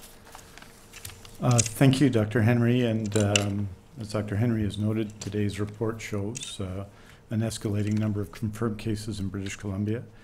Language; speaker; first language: English; native; English